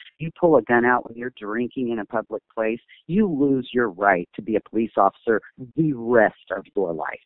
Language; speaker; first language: English; native; English